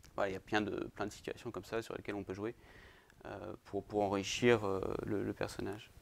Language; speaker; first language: French; native; French